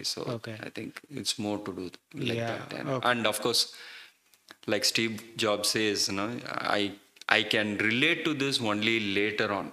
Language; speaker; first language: English; non-native, local second language; Malayalam